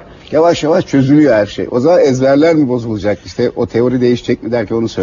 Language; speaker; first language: Turkish; native; Turkish